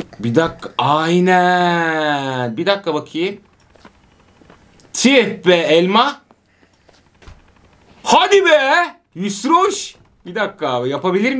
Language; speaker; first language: Turkish; native; Turkish